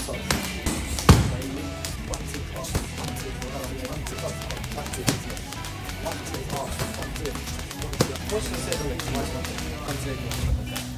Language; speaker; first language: Japanese; native; Japanese